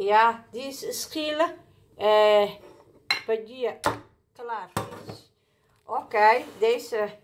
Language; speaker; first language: Dutch; non-native, learner; Somali